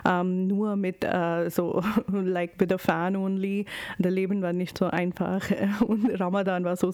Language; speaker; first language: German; non-native, fluent; Urdu